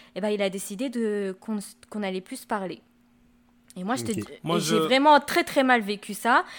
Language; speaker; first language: French; native; French